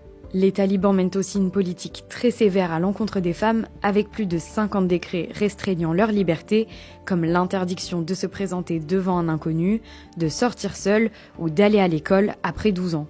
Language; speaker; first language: French; native; French